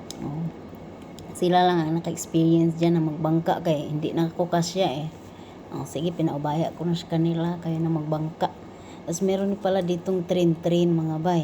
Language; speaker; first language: Filipino; non-native, local second language; Cebuano